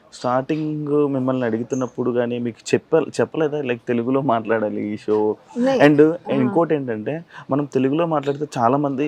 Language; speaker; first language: Telugu; native; Telugu